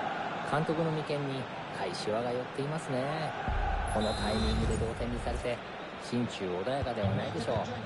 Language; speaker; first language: Japanese; native; Japanese